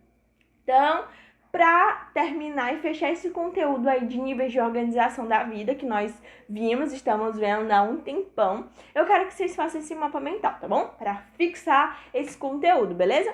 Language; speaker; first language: Portuguese; native; Portuguese